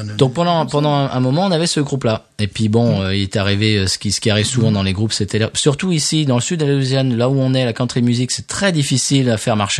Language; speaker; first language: French; native; French